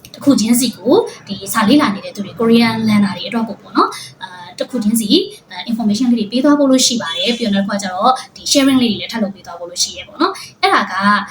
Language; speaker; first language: Burmese; native; Burmese